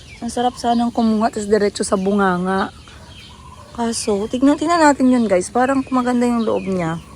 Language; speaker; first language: Filipino; non-native, local second language; Hiligaynon